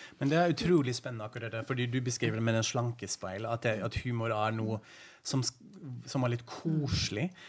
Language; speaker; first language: Norwegian; non-native, fluent; German